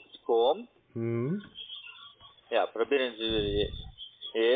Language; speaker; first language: German; non-native, learner; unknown